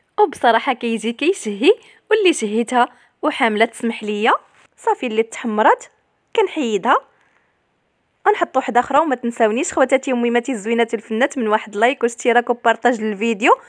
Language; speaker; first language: Arabic; native; Arabic